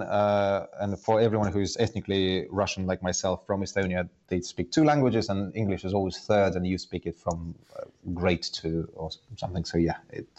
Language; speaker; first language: English; non-native, fluent; Estonian